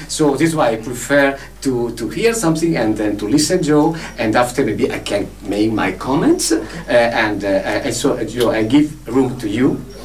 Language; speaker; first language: English; non-native, fluent; Italian